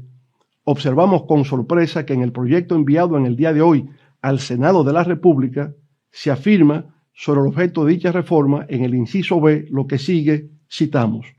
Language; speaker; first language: Spanish; native; Spanish